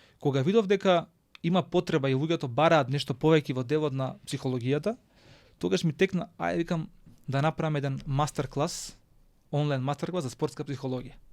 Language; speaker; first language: Macedonian; native; Macedonian